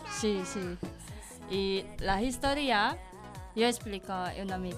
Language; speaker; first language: Catalan; non-native, learner; Indonesian